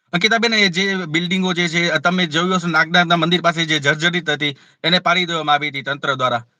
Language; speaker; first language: Gujarati; native; Gujarati